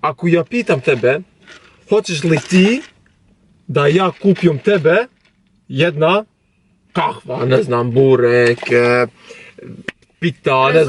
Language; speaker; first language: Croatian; non-native, learner; Albanian